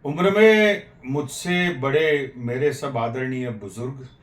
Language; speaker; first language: Hindi; non-native, local second language; Gujarati